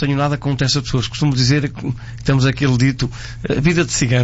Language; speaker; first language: Portuguese; native; Portuguese